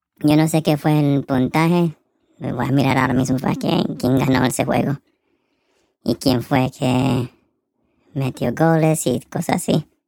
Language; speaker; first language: Spanish; early bilingual, heritage; Spanish